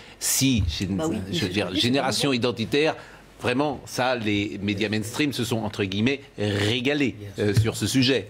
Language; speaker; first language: French; native; French